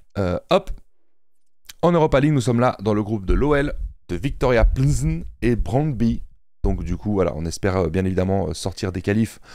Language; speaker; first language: French; native; French